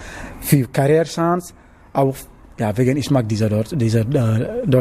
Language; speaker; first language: German; non-native, learner; Wolof